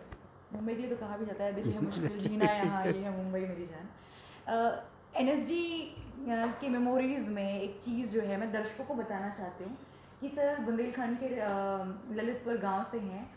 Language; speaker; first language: Hindi; native; Hindi